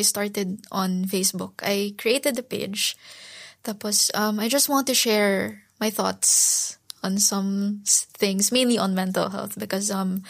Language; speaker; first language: English; non-native, local second language; Filipino